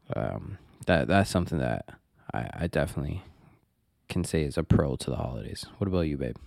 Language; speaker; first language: English; native; English